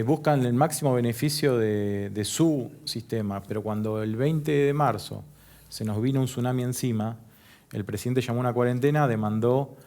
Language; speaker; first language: Spanish; native; Spanish